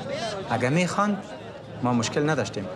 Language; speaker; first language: Persian; native; Persian